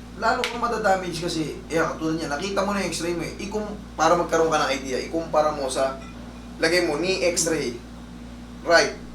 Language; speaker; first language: Filipino; native; Filipino